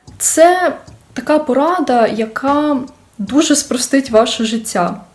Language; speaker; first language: Ukrainian; non-native, local second language; Russian